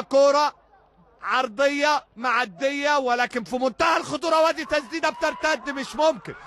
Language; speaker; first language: Arabic; native; Arabic